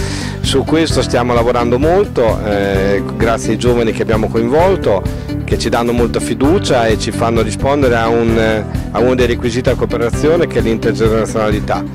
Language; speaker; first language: Italian; native; Italian